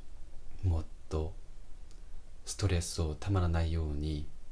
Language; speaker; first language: Japanese; non-native, fluent; Korean